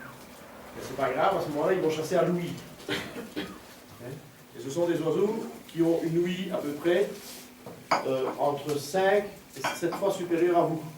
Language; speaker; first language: French; native; French